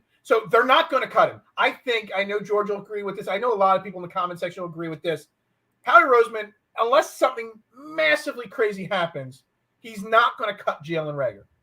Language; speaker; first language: English; native; English